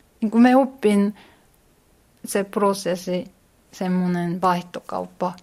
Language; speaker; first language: Finnish; non-native, learner; Korean